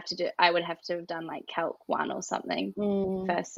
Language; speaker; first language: English; native; English